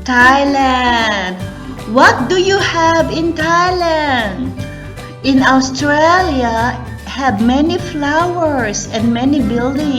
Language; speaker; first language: English; non-native, learner; Thai